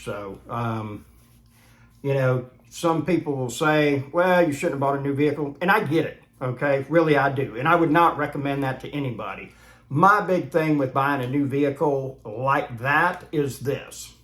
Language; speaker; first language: English; native; English